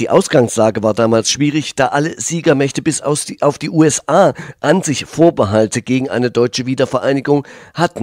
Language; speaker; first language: German; native; German